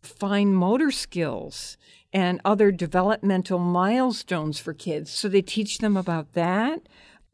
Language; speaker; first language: English; native; English